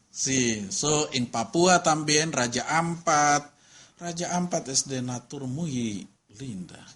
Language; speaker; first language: Spanish; non-native, learner; Indonesian